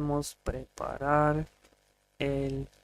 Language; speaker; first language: Spanish; non-native, learner; English